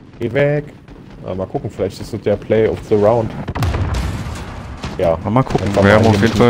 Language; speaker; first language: German; native; German